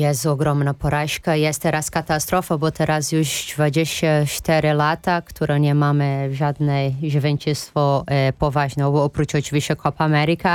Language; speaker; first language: Polish; non-native, fluent; Portuguese